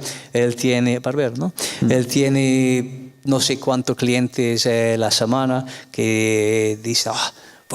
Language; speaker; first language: Spanish; non-native, fluent; English